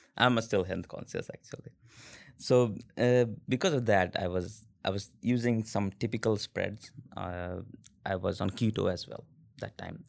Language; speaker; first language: English; non-native, local second language; Hindi